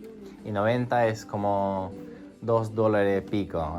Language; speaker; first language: Spanish; non-native, learner; English